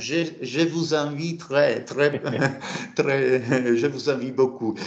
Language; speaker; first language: French; non-native, fluent; Italian